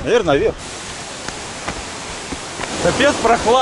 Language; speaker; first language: Russian; native; Russian